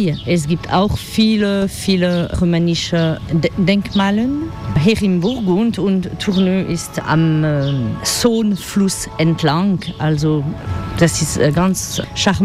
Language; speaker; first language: German; non-native, fluent; French